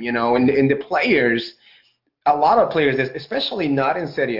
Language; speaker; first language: English; non-native, fluent; Spanish